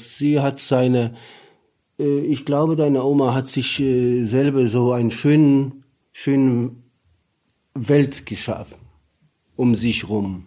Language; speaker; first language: German; non-native, learner; Polish